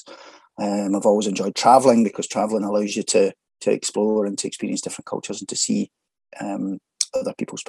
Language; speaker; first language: English; native; English